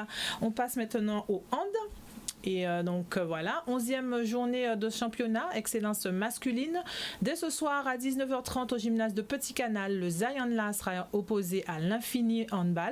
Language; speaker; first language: French; native; French